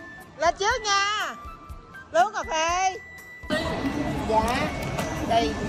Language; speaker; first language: Vietnamese; native; Vietnamese